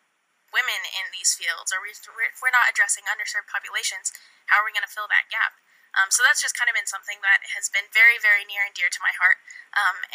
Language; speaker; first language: English; native; English